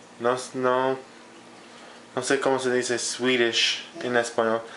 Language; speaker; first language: Spanish; non-native, learner; English